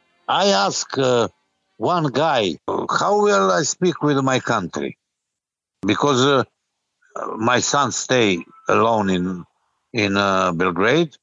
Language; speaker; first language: English; non-native, learner; Serbian